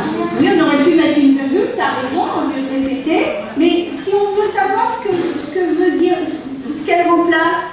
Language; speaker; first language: French; native; French